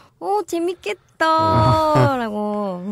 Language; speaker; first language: Korean; non-native, learner; Japanese